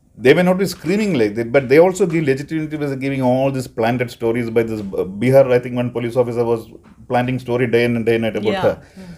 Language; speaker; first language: English; non-native, local second language; Malayalam